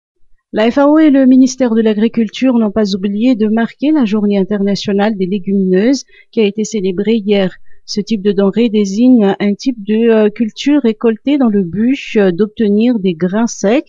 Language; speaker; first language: French; non-native, local second language; Malagasy